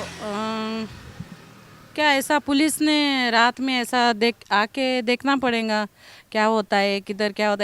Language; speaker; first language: Hindi; non-native, local second language; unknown